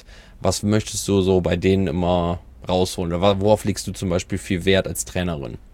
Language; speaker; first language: German; native; German